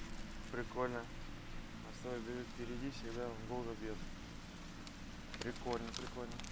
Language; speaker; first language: Russian; native; Russian